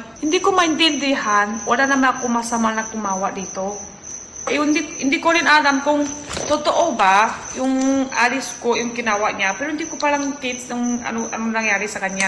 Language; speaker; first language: Filipino; non-native, learner; Chinese